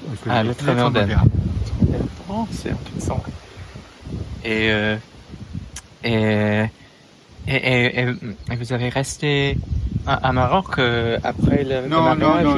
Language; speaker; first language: French; non-native, fluent; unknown